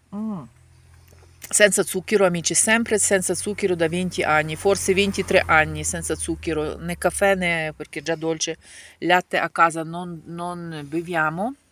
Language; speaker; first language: Italian; non-native, fluent; Ukrainian